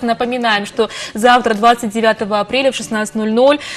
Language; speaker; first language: Russian; native; Russian